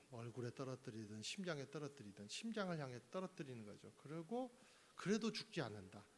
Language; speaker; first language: Korean; native; Korean